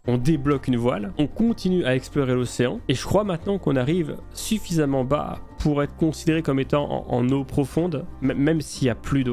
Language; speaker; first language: French; native; French